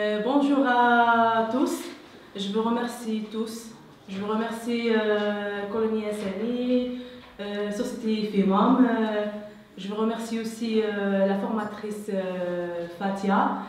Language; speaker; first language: French; non-native, learner; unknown